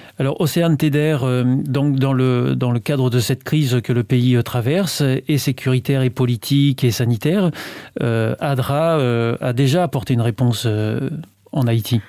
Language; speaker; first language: French; native; French